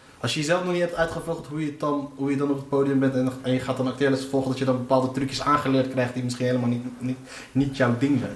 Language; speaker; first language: Dutch; early bilingual, other home language; Riffian